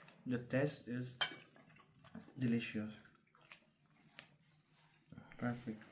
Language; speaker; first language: English; non-native, local second language; Filipino